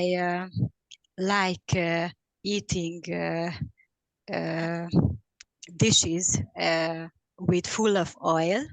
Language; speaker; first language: English; non-native, learner; Hungarian